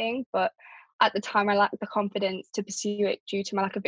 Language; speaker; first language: English; native; English